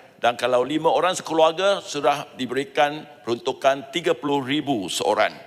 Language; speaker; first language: Malay; non-native, local second language; Chinese